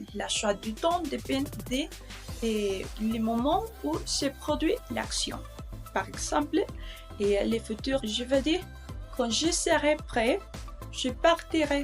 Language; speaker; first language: French; non-native, learner; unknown